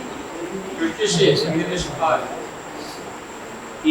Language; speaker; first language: Turkish; non-native, learner; Urdu